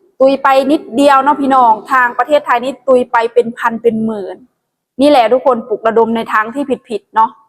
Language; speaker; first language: Thai; non-native, local second language; Northeastern Thai